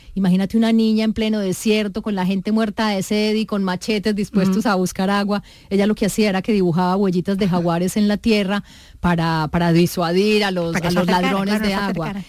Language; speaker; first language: Spanish; native; Spanish